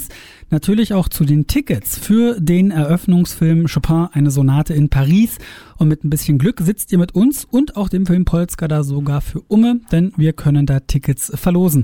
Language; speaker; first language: German; native; German